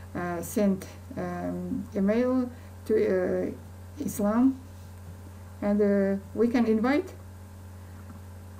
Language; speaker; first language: English; non-native, learner; Kazakh